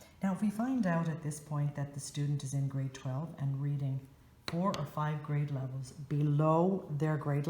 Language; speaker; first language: English; native; English